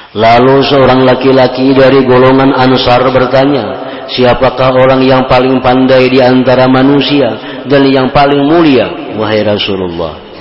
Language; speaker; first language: Indonesian; non-native, local second language; Banjar